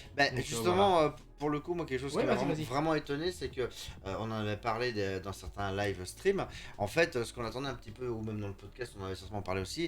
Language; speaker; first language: French; native; French